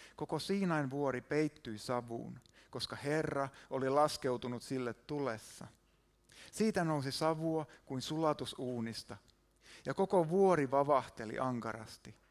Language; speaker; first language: Finnish; native; Finnish